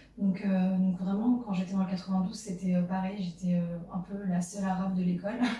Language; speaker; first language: French; early bilingual, other home language; Arabic